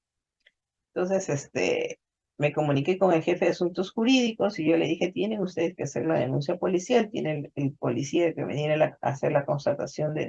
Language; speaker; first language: Spanish; native; Spanish